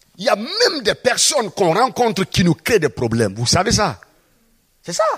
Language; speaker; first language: French; non-native, local second language; Mossi